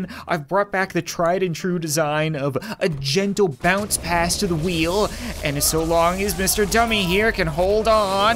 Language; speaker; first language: English; native; English